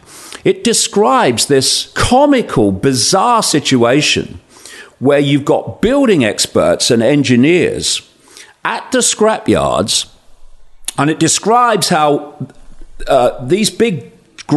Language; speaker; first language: English; native; English